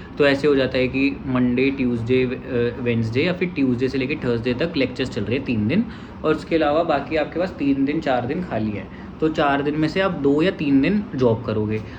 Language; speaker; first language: Hindi; native; Hindi